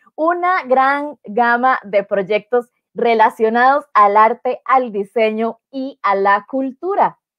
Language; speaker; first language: Spanish; native; Spanish